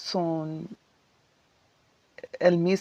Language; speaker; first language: Spanish; non-native, learner; English